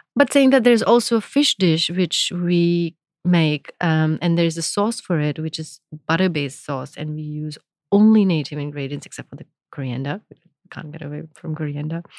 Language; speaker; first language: English; non-native, local second language; Gujarati